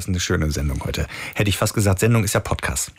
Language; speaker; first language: German; native; German